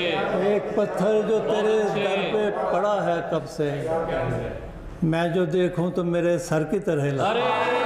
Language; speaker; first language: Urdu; non-native, local second language; Punjabi